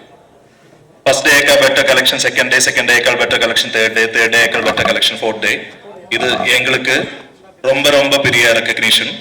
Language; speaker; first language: Tamil; non-native, learner; Malayalam